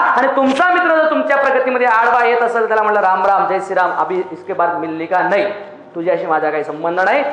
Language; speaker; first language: Marathi; non-native, local second language; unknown